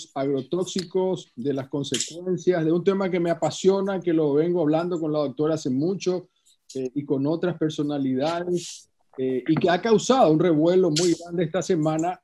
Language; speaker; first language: Spanish; native; Spanish